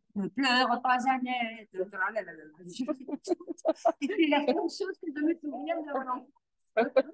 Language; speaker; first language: French; non-native, learner; Spanish